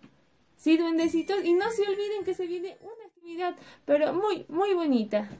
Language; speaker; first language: Spanish; native; Spanish